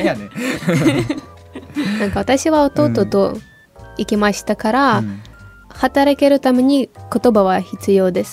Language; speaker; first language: Japanese; non-native, fluent; Ukrainian